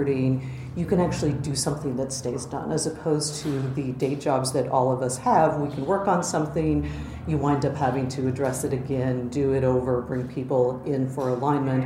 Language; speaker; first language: English; native; English